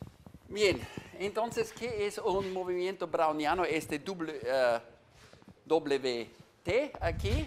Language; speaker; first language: Spanish; non-native, fluent; German